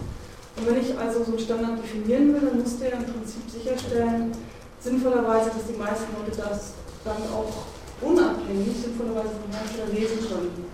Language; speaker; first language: German; native; German